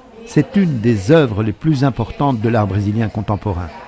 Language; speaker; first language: French; native; French